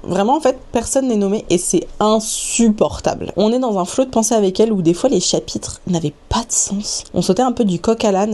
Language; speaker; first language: French; native; French